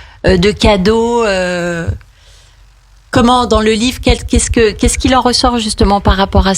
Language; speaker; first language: French; native; French